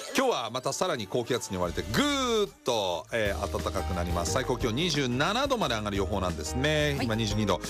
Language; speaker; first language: Japanese; non-native, fluent; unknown